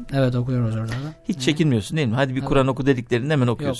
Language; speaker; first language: Turkish; native; Turkish